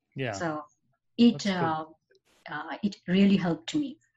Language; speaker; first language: English; non-native, local second language; Bangla